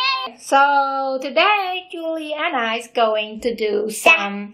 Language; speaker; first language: English; non-native, learner; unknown